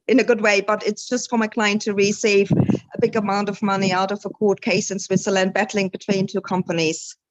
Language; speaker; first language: English; non-native, fluent; German